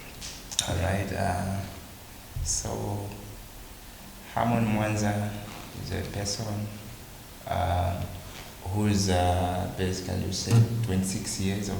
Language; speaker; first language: English; non-native, local second language; Bemba